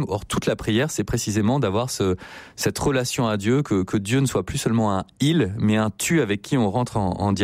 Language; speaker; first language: French; native; French